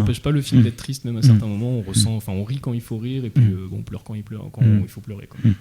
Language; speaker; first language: French; native; French